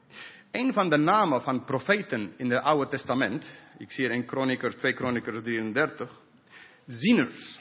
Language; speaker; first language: Dutch; non-native, fluent; English